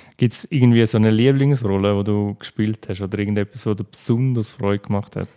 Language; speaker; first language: German; native; German